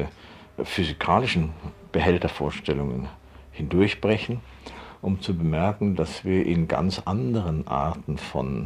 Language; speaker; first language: German; native; German